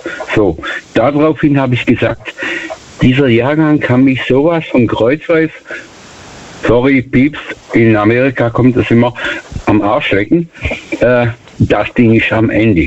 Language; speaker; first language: German; native; German